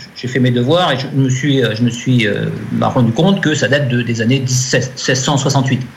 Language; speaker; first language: French; native; French